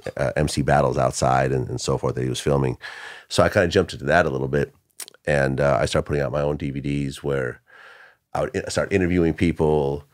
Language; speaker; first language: English; early bilingual, other home language; Russian